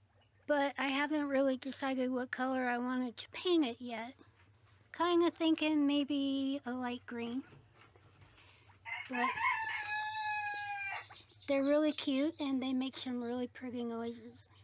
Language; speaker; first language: English; native; English